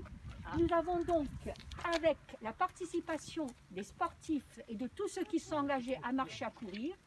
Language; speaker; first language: French; native; French